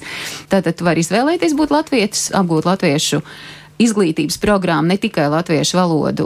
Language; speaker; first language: Latvian; native; Latvian